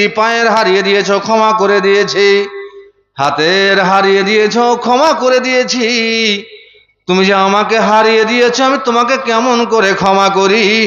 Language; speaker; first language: Bangla; non-native, fluent; Urdu